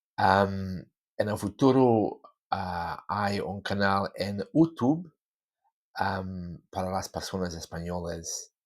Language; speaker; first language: Spanish; non-native, learner; English